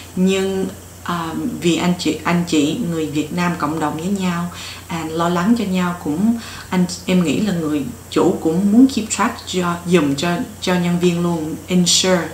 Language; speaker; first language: Vietnamese; early bilingual, heritage; Vietnamese